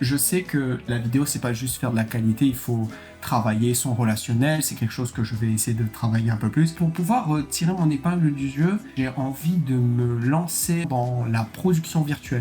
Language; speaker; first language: French; native; French